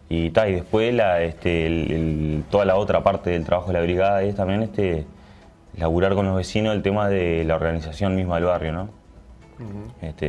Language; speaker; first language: Spanish; native; Spanish